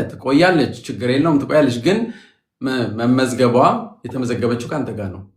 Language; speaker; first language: Amharic; native; Amharic